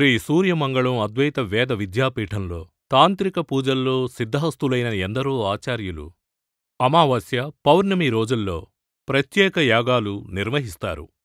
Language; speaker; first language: Telugu; native; Telugu